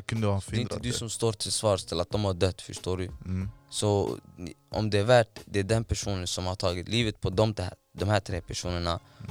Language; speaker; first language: Swedish; non-native, fluent; Somali